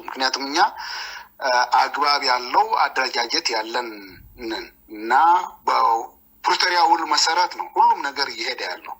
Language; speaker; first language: Amharic; non-native, local second language; Tigrinya